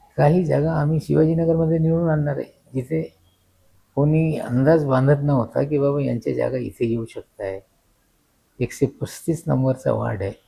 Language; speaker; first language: Marathi; non-native, local second language; Urdu